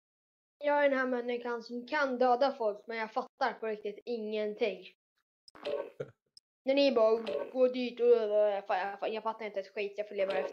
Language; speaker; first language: Swedish; early bilingual, other home language; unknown